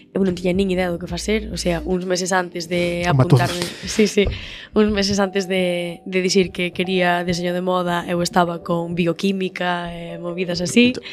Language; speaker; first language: Galician; native; Galician